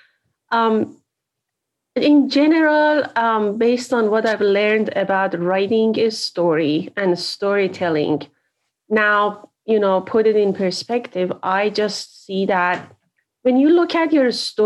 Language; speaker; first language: English; non-native, fluent; Persian